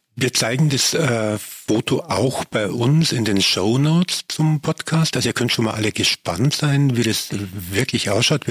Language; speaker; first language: German; native; German